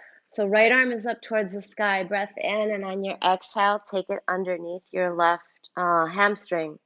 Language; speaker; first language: English; native; English